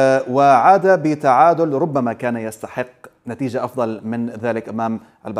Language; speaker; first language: Arabic; native; Arabic